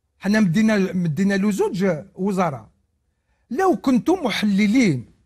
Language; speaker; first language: Arabic; non-native, local second language; Kabyle